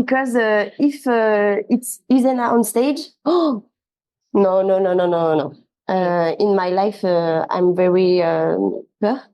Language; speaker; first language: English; non-native, learner; French